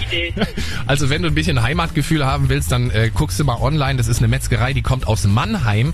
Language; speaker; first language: German; native; German